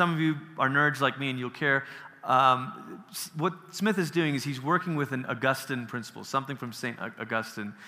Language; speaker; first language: English; early bilingual, other home language; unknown